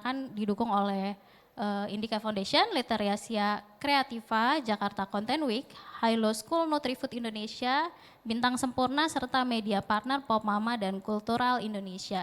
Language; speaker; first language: Indonesian; native; Indonesian